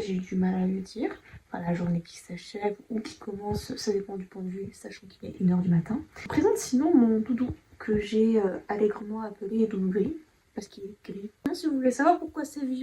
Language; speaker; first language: French; native; French